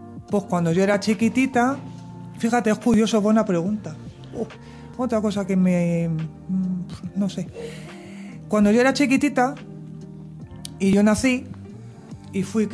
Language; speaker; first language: Spanish; native; Spanish